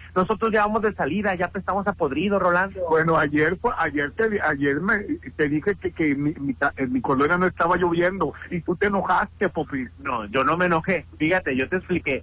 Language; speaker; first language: Spanish; native; Spanish